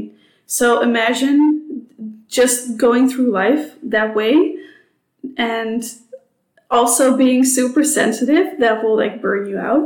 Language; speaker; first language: English; non-native, fluent; Dutch